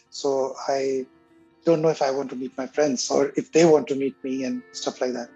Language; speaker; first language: English; non-native, local second language; Hindi